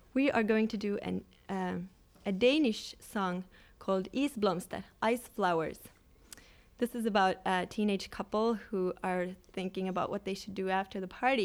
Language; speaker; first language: English; non-native, fluent; Swedish